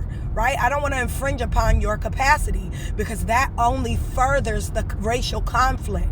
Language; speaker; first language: English; native; English